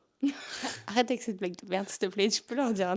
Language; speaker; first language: French; native; French